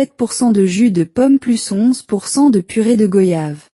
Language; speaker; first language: French; non-native, learner; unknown